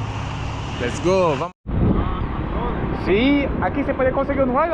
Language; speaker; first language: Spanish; non-native, learner; French